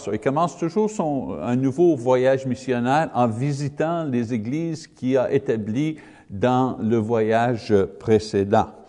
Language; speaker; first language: French; non-native, fluent; English